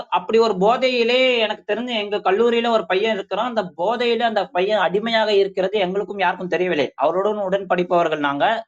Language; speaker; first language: Tamil; non-native, local second language; Urdu